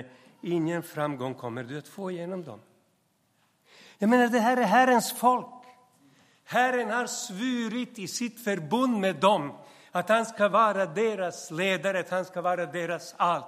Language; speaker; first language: Swedish; non-native, fluent; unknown